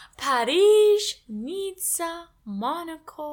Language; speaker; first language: Russian; non-native, learner; English